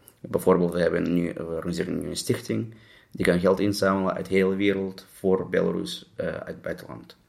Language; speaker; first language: Dutch; non-native, fluent; Russian